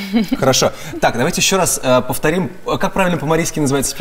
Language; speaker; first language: Russian; native; Russian